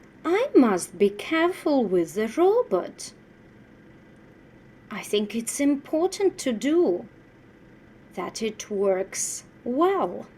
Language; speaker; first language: English; non-native, fluent; Russian